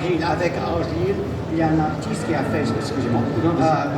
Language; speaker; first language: French; non-native, learner; English